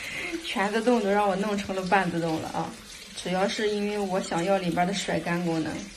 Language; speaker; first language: Chinese; native; Chinese